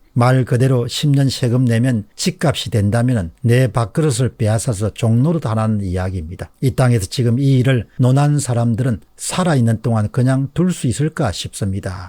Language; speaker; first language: Korean; native; Korean